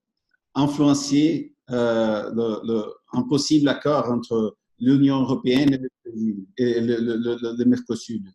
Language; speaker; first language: French; non-native, fluent; Portuguese